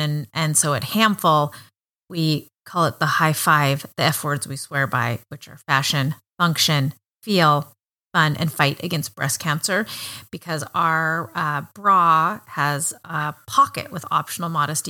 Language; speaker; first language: English; native; English